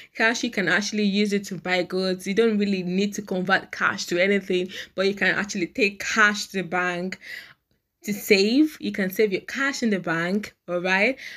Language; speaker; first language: English; non-native, local second language; Yoruba